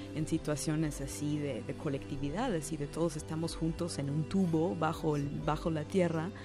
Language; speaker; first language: Spanish; non-native, fluent; English